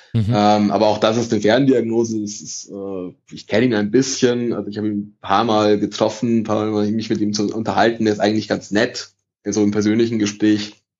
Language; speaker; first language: German; early bilingual, other home language; Italian